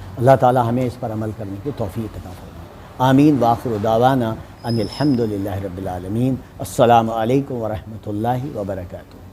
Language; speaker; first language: Hindi; native; Hindi